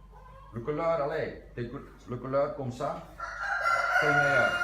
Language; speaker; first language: French; non-native, local second language; Dutch